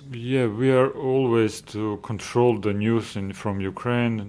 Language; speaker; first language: English; non-native, learner; Georgian